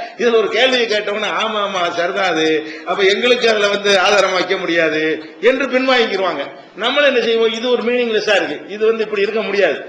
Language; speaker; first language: Tamil; native; Tamil